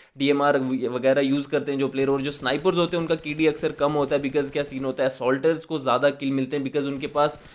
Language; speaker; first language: Hindi; native; Hindi